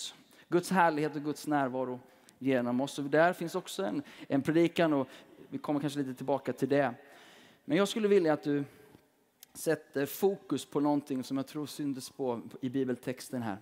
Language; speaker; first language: Swedish; native; Swedish